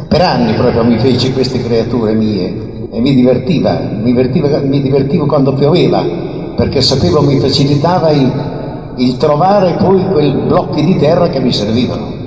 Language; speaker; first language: Italian; native; Italian